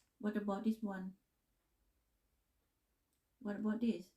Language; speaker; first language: English; non-native, learner; Thai